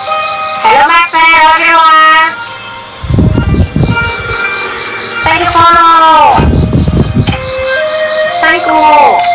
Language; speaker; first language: English; non-native, learner; Vietnamese